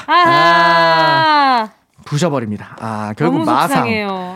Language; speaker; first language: Korean; native; Korean